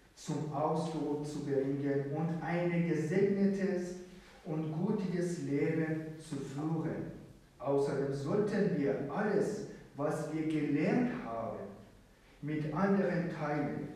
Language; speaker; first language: German; non-native, fluent; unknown